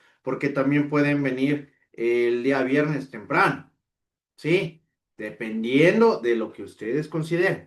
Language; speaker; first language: Spanish; native; Spanish